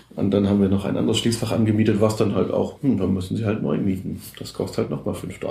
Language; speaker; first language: German; native; German